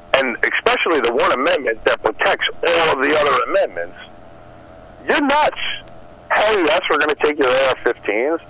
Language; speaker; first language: English; native; English